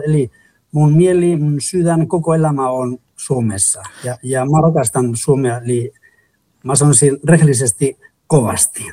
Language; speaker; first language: Finnish; non-native, fluent; Spanish